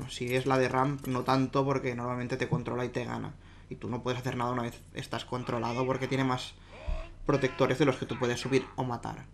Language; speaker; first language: Spanish; native; Spanish